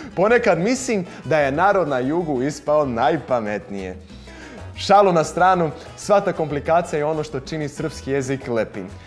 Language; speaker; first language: Serbian; non-native, fluent; Portuguese